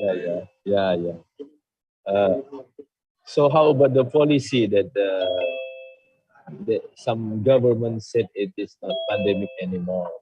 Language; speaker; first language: English; non-native, learner; Indonesian